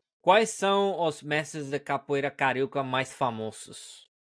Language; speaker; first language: Portuguese; non-native, learner; Spanish